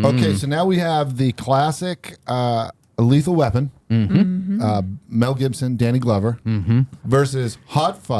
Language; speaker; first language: English; native; English